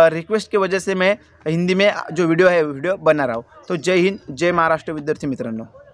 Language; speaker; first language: Hindi; non-native, local second language; Marathi